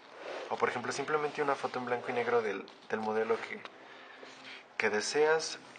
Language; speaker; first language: Spanish; native; Spanish